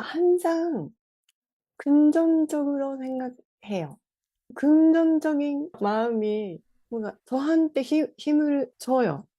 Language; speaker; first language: Korean; non-native, fluent; Japanese